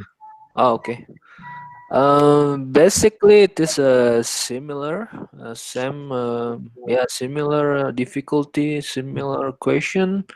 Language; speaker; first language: English; non-native, learner; Indonesian